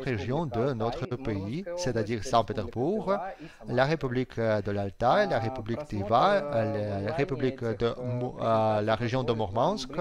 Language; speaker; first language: French; non-native, fluent; Russian